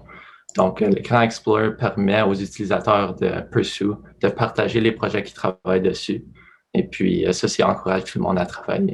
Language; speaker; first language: French; native; French